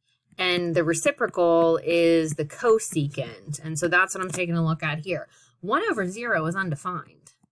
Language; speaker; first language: English; native; English